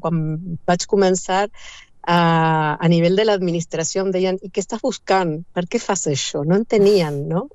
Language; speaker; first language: Catalan; non-native, fluent; Spanish